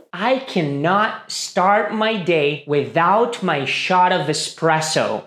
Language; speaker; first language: English; non-native, fluent; Portuguese